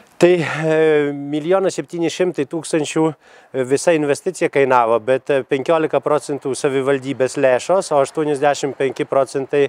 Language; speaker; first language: Lithuanian; native; Lithuanian